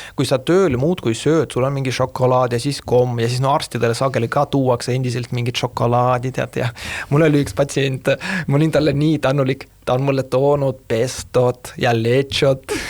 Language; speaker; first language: Estonian; non-native, fluent; Russian